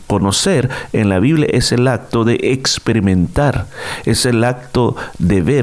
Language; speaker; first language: Spanish; native; Spanish